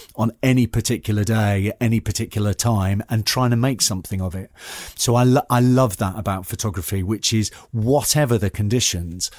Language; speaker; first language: English; native; English